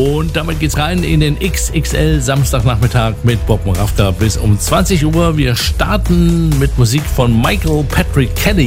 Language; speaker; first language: German; native; German